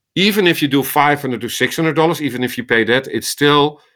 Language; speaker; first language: English; non-native, fluent; Dutch